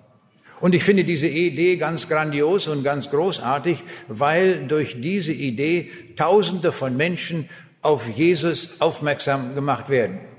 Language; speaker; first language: German; native; German